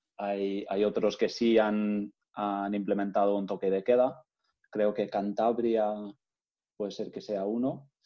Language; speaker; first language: Spanish; non-native, fluent; English